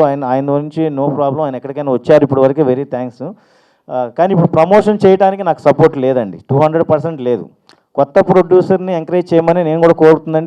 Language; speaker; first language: Telugu; native; Telugu